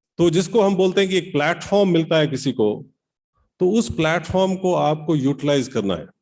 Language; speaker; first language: Hindi; native; Hindi